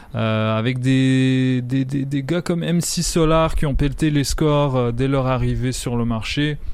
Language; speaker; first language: French; native; French